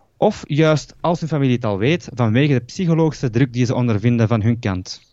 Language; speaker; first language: Dutch; early bilingual, other home language; Turkish